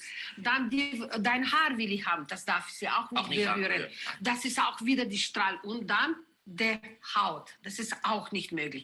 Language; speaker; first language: German; non-native, fluent; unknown